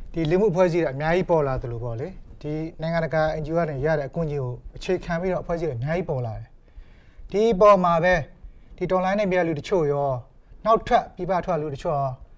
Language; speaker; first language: Burmese; native; Burmese